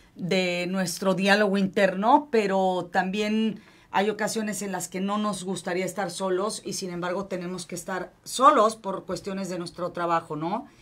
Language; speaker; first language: Spanish; native; Spanish